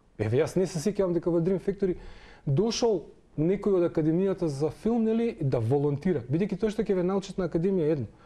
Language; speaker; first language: Macedonian; non-native, local second language; Serbian